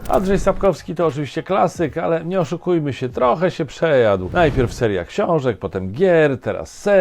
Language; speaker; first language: Polish; native; Polish